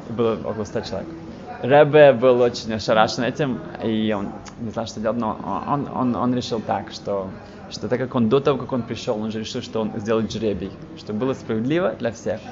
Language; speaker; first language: Russian; early bilingual, heritage; Russian